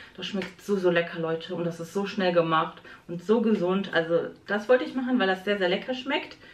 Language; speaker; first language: German; early bilingual, other home language; Polish